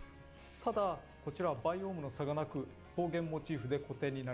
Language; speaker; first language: Japanese; native; Japanese